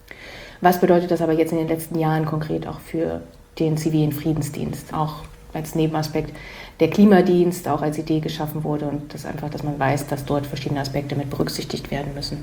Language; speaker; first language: German; native; German